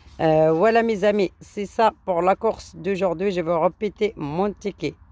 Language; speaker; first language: French; non-native, learner; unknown